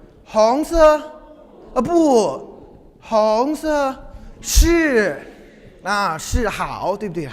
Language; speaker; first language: Chinese; non-native, fluent; English